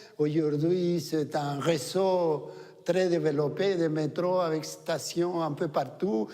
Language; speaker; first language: French; non-native, fluent; Spanish